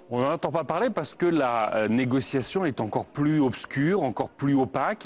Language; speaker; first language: French; native; French